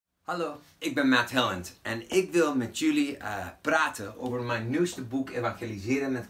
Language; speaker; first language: Dutch; non-native, fluent; English